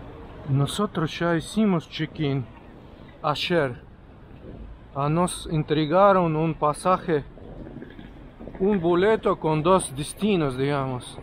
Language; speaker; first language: Portuguese; non-native, learner; Spanish